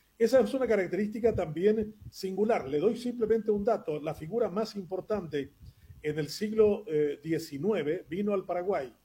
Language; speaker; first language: Spanish; non-native, local second language; Guarani